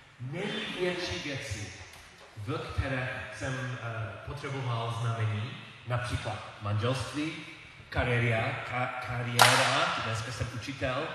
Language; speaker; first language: Czech; non-native, learner; English